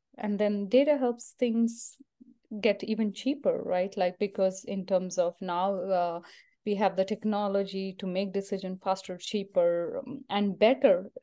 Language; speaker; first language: English; non-native, local second language; Marathi